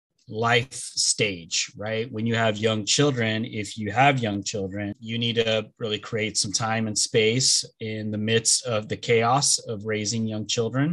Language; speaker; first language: English; early bilingual, other home language; Spanish